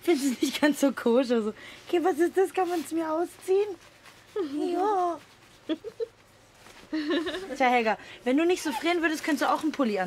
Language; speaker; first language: German; native; German